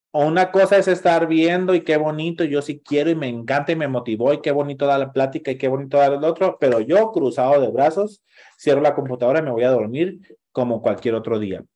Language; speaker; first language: Spanish; native; Spanish